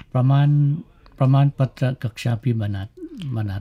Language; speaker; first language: Hindi; non-native, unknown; Thai